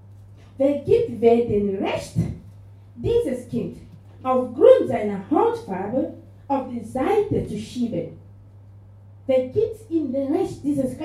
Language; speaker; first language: German; non-native, fluent; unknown